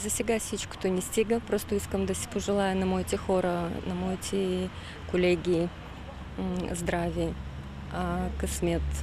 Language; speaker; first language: Bulgarian; early bilingual, heritage; Bulgarian